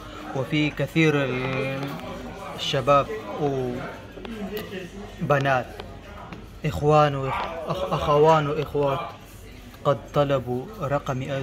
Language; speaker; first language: Arabic; non-native, fluent; Pashto